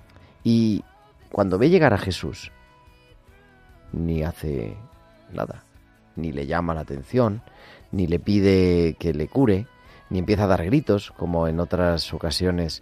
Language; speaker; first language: Spanish; native; Spanish